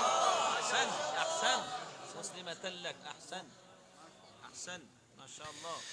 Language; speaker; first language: Arabic; non-native, learner; Urdu